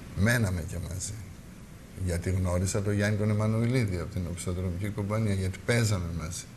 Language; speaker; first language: Greek; native; Greek